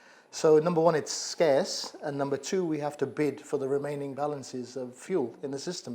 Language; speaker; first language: English; native; English